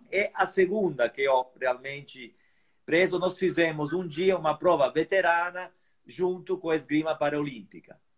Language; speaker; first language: Portuguese; non-native, fluent; Italian